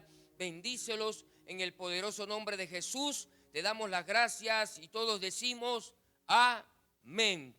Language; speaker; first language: Spanish; native; Spanish